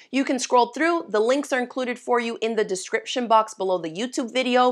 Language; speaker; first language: English; native; English